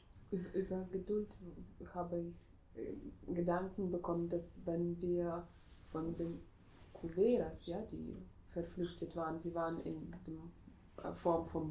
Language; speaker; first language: German; non-native, fluent; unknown